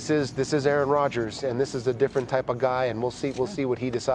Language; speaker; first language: English; native; English